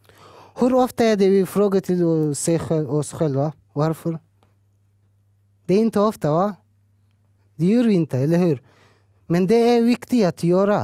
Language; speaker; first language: Swedish; early bilingual, other home language; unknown